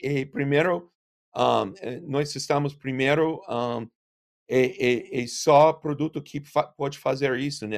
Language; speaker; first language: Portuguese; non-native, learner; English